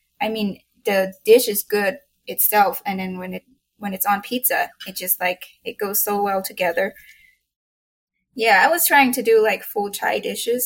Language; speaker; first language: English; non-native, fluent; Thai